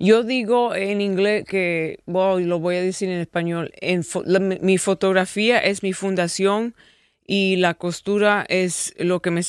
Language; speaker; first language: Spanish; early bilingual, heritage; English